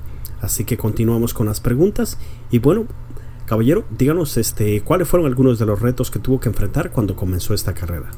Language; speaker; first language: Spanish; early bilingual, heritage; Spanish